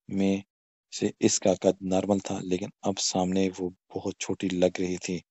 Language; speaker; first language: Urdu; non-native, local second language; Pashto